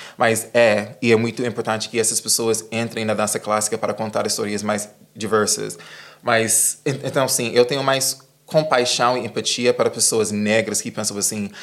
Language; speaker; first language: Portuguese; non-native, fluent; English